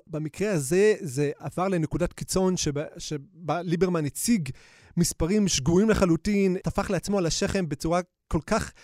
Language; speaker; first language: Hebrew; native; Hebrew